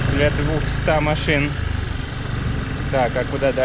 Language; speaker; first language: Russian; native; Russian